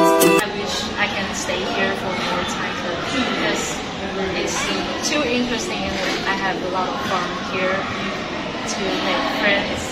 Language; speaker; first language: English; non-native, learner; Chinese